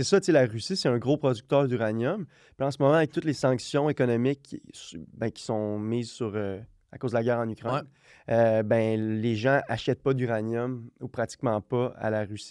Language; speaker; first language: French; native; French